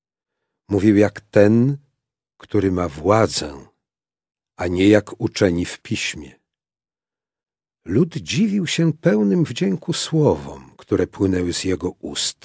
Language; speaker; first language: Polish; native; Polish